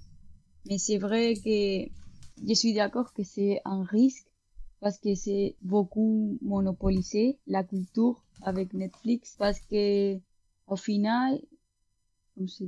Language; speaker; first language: French; non-native, learner; Spanish